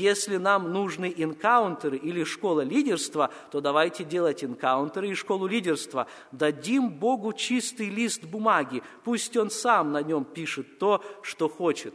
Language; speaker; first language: Russian; native; Russian